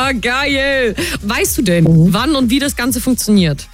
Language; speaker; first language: German; native; German